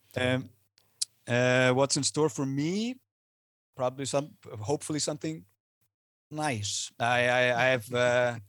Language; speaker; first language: English; non-native, fluent; Icelandic